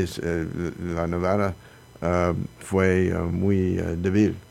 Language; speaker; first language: Spanish; non-native, learner; English